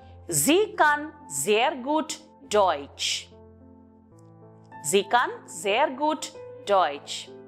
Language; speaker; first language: German; non-native, fluent; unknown